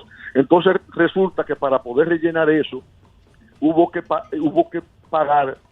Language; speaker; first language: Spanish; native; Spanish